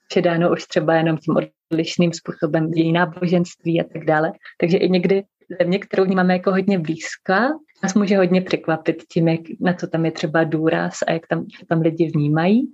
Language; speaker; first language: Czech; native; Czech